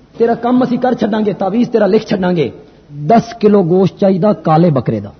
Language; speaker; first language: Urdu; non-native, local second language; Punjabi